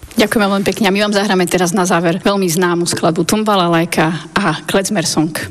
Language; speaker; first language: Slovak; native; Slovak